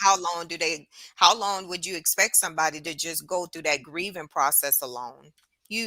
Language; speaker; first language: English; native; English